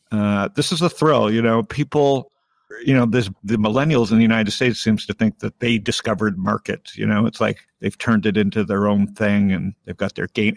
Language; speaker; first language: English; native; English